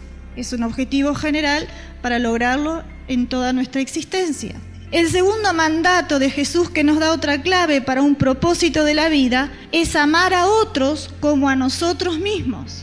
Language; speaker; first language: Spanish; native; Spanish